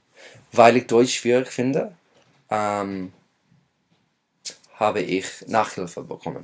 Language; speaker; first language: German; non-native, fluent; English